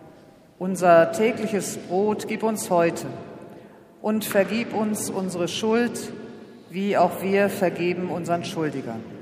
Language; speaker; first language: German; native; German